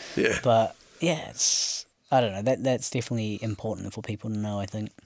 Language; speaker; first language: English; native; English